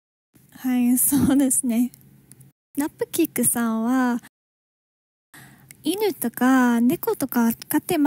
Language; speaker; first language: Japanese; non-native, learner; English